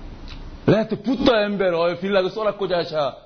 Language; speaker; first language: Hungarian; non-native, learner; Korean